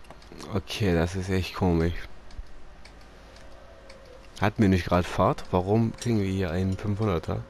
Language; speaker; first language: German; native; German